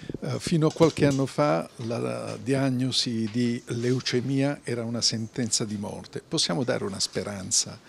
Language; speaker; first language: Italian; native; Italian